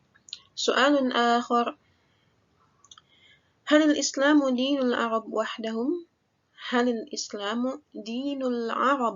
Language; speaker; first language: Arabic; non-native, fluent; Indonesian